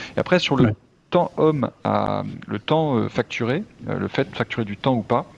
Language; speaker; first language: French; native; French